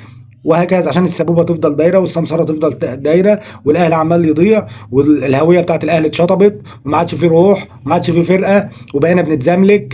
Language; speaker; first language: Arabic; native; Arabic